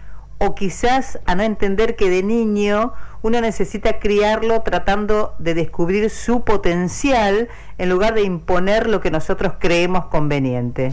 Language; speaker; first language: Spanish; native; Spanish